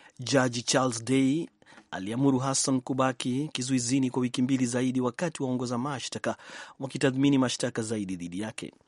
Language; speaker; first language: Swahili; non-native, local second language; Kikuyu